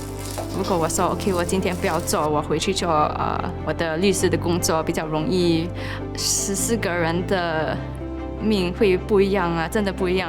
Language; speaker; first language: Chinese; non-native, local second language; English